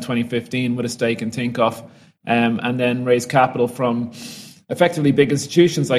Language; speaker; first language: English; native; English